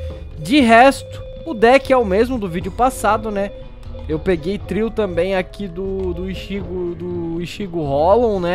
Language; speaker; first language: Portuguese; native; Portuguese